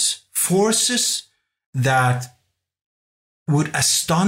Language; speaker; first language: English; non-native, fluent; Norwegian